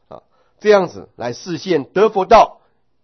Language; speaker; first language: Chinese; native; Chinese